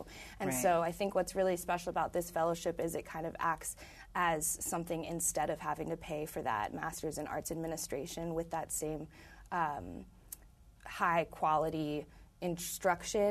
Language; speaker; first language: English; native; English